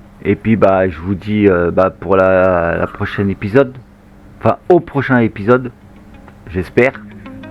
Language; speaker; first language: French; native; French